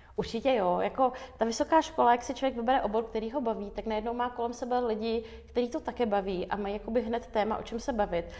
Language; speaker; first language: Czech; early bilingual, other home language; Armenian